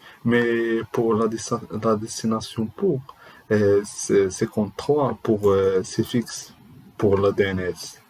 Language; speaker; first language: French; non-native, learner; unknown